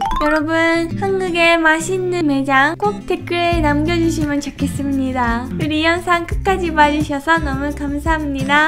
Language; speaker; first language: Korean; non-native, fluent; Japanese